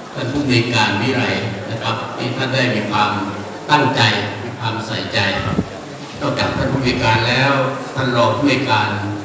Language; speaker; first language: Thai; native; Thai